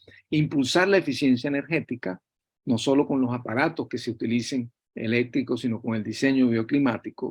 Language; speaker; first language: Spanish; native; Spanish